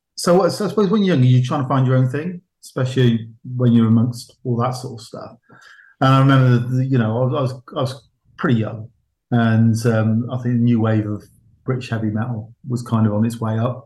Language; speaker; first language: English; native; English